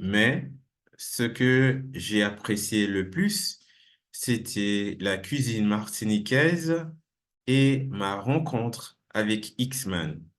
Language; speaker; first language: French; non-native, fluent; English